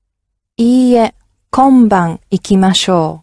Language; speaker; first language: Japanese; non-native, learner; English